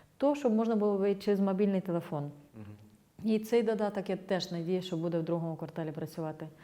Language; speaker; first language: Ukrainian; non-native, fluent; Estonian